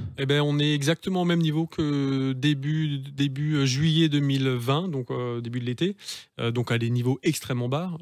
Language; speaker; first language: French; native; French